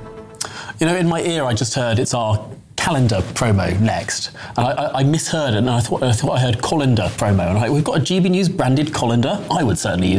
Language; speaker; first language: English; native; English